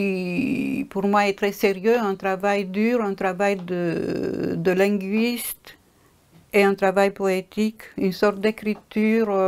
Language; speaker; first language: French; non-native, fluent; Romanian